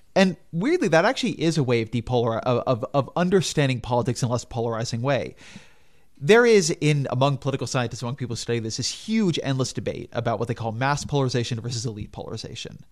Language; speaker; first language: English; native; English